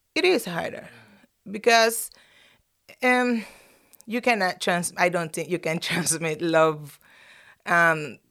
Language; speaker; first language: English; non-native, fluent; Spanish